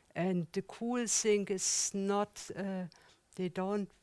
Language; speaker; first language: English; non-native, learner; German